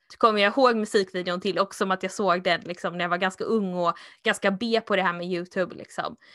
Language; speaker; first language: Swedish; native; Swedish